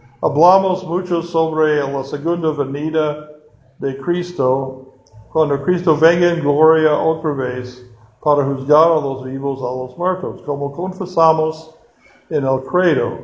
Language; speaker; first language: Spanish; non-native, fluent; English